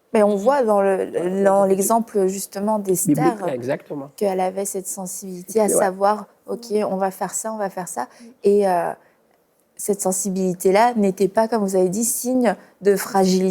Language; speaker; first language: French; native; French